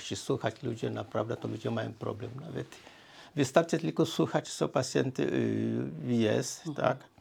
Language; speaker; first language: Polish; non-native, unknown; Swahili